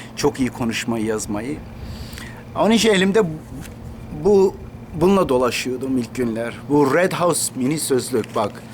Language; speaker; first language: Turkish; non-native, local second language; Kurdish